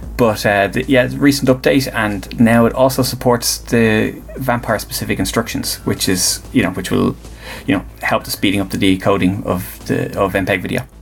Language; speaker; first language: English; native; English